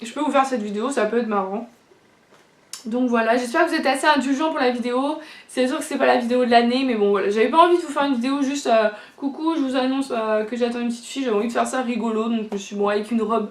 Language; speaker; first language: French; native; French